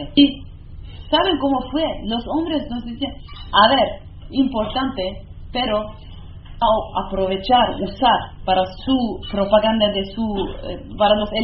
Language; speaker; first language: Spanish; non-native, learner; Kurdish